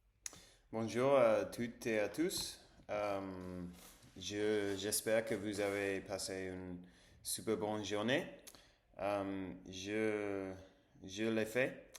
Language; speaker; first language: French; non-native, learner; English